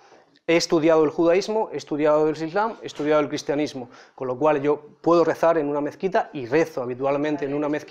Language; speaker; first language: Spanish; native; Spanish